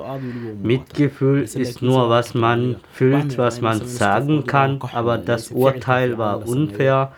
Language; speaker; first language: German; non-native, learner; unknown